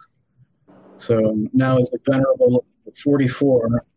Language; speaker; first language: English; native; English